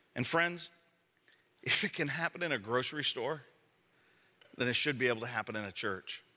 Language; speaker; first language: English; native; English